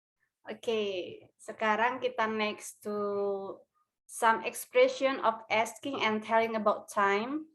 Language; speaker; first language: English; non-native, learner; Indonesian